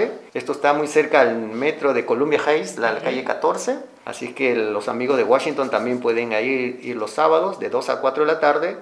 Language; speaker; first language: Spanish; native; Spanish